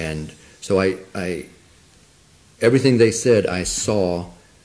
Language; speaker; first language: English; non-native, local second language; Spanish